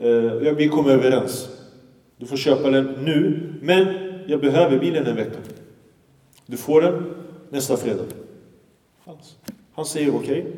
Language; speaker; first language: Swedish; early bilingual, other home language; Arabic